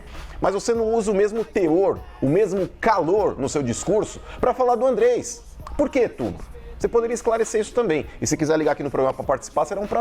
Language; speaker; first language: Portuguese; native; Portuguese